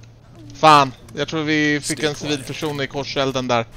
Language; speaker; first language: Swedish; native; Swedish